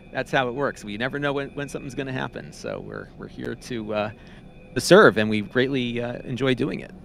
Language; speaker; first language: English; native; English